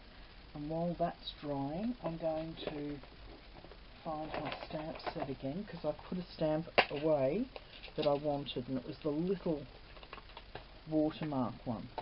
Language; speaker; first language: English; native; English